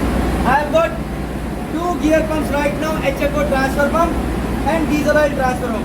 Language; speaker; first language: English; non-native, local second language; Hindi